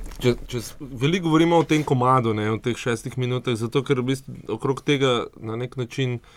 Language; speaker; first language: Slovenian; native; Slovenian